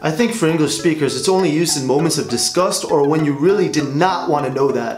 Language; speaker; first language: English; native; English